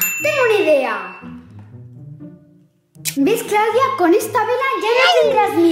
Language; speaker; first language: Spanish; native; Spanish